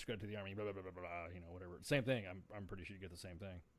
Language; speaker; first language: English; native; English